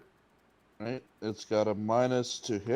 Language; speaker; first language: English; native; English